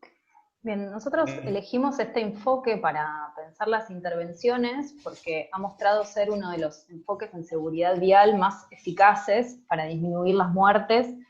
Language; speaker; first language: Spanish; native; Spanish